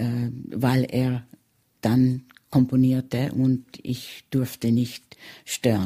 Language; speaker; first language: German; early bilingual, heritage; German